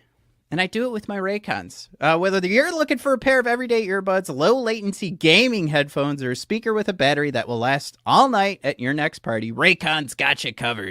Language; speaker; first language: English; native; English